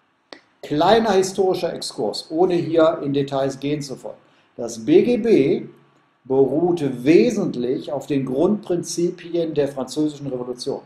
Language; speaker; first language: German; native; German